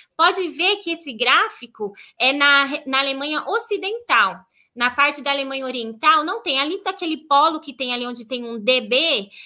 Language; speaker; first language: Portuguese; native; Portuguese